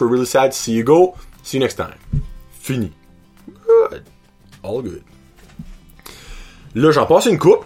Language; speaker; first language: English; non-native, local second language; French